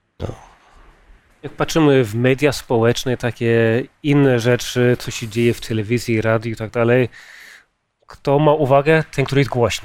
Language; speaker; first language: Polish; early bilingual, heritage; Polish